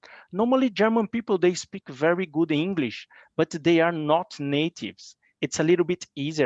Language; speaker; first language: English; non-native, fluent; Portuguese